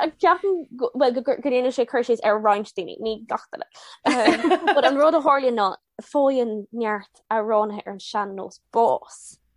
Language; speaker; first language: Irish; non-native, local second language; English